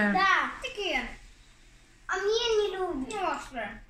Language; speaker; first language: Russian; early bilingual, heritage; Russian